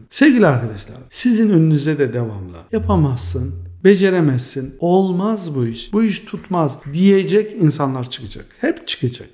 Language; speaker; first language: Turkish; early bilingual, heritage; Turkish